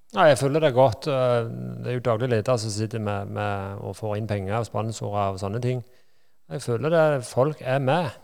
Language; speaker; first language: Norwegian; native; Norwegian